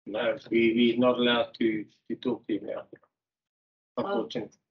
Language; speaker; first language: English; non-native, local second language; Afrikaans